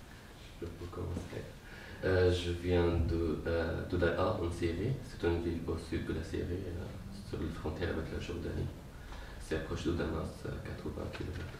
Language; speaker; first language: French; non-native, fluent; Arabic